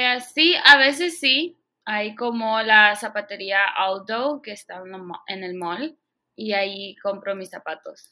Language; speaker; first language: Spanish; early bilingual, heritage; Spanish